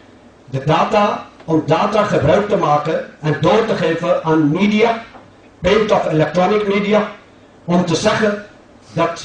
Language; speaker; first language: Dutch; non-native, fluent; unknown